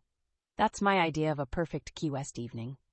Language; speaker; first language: English; native; English